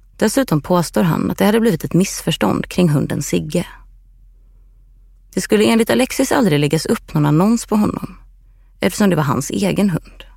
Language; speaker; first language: Swedish; native; Swedish